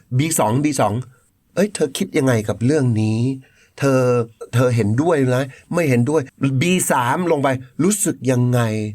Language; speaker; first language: Thai; native; Thai